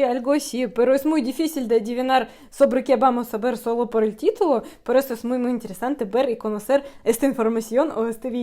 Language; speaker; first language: Spanish; non-native, fluent; Russian